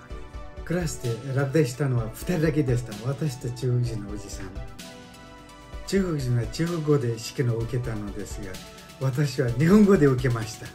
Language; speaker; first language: Japanese; non-native, fluent; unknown